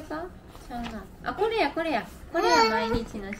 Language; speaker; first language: Japanese; native; Japanese